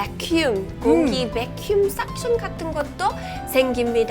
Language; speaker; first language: Korean; non-native, fluent; English